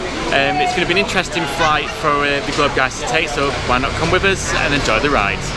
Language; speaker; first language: English; native; English